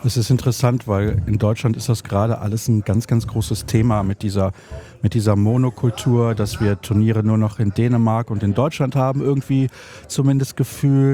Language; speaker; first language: German; native; German